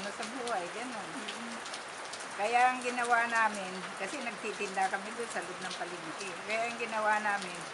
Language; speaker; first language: Filipino; native; Filipino